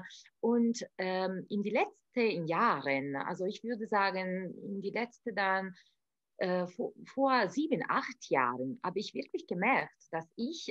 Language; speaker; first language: German; non-native, fluent; Italian